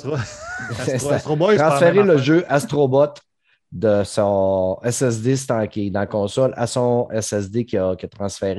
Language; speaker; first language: French; native; French